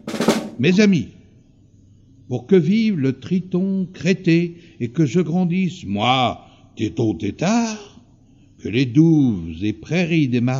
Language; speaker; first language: French; native; French